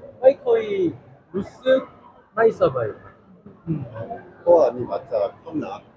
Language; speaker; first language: Thai; non-native, learner; Korean